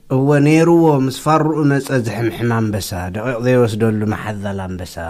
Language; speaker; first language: Tigrinya; native; Tigrinya